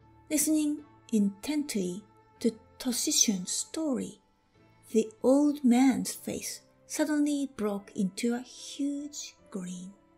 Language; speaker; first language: English; non-native, fluent; Japanese